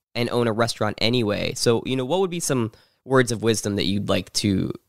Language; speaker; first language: English; native; English